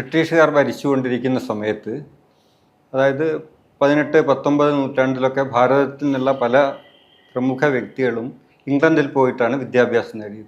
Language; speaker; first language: Malayalam; native; Malayalam